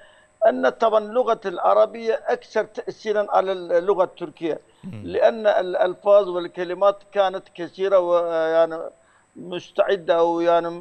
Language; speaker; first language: Arabic; non-native, fluent; Turkish